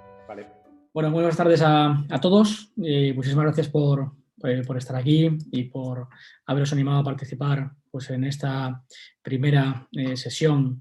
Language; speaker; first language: Spanish; native; Spanish